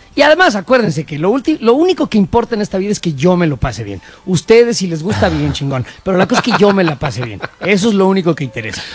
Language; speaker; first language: Spanish; native; Spanish